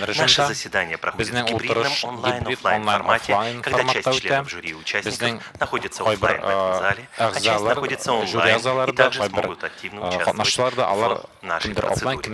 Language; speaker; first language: Russian; native; Russian